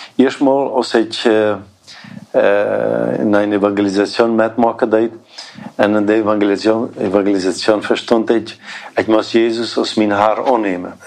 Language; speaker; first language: German; early bilingual, heritage; Plautdietsch